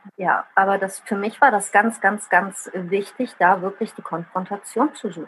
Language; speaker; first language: German; early bilingual, other home language; Italian